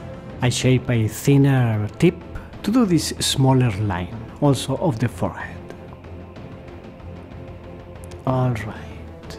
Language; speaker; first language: English; non-native, fluent; Spanish